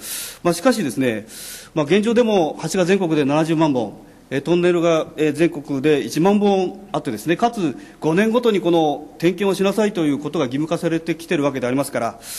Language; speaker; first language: Japanese; native; Japanese